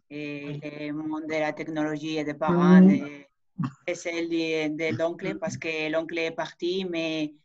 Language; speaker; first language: French; non-native, fluent; Spanish